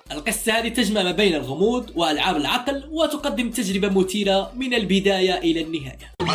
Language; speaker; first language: Arabic; native; Arabic